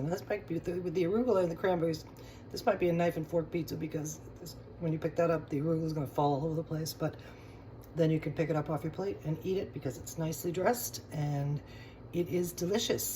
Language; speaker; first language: English; native; English